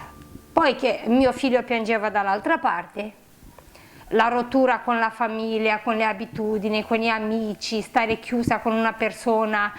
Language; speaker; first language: Italian; non-native, fluent; Romanian